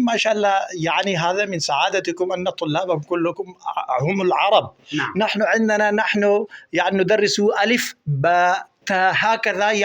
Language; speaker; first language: Arabic; non-native, fluent; Pashto